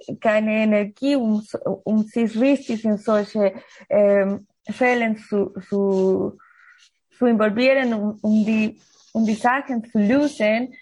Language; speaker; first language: German; non-native, learner; Spanish